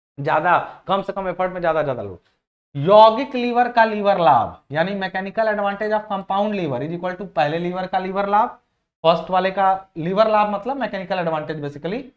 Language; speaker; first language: Hindi; native; Hindi